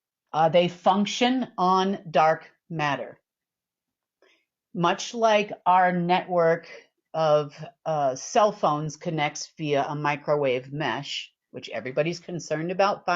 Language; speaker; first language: English; native; English